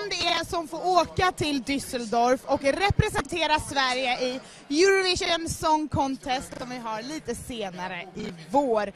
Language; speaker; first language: Swedish; native; Swedish